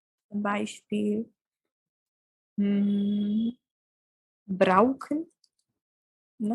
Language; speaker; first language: German; non-native, fluent; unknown